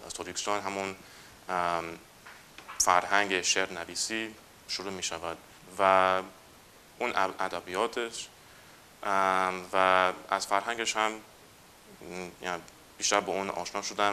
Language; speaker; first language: Persian; non-native, fluent; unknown